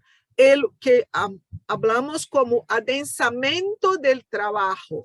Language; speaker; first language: Spanish; non-native, fluent; Portuguese